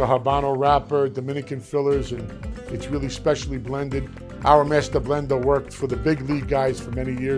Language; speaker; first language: English; native; English